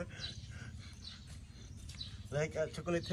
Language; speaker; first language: English; non-native, learner; Cebuano